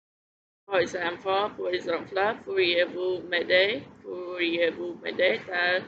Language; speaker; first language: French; non-native, learner; Khmer